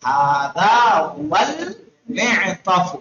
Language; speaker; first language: Arabic; non-native, fluent; Urdu